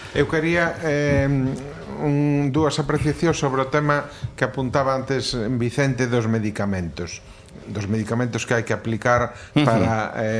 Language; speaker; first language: Galician; native; Galician